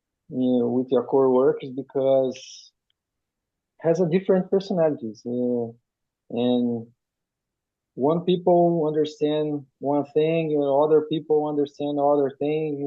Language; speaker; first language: English; non-native, learner; Portuguese